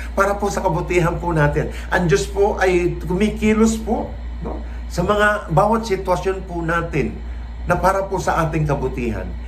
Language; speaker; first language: Filipino; non-native, local second language; Cebuano